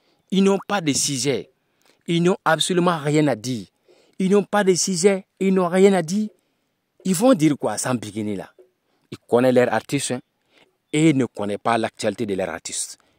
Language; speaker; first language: French; non-native, local second language; Bambara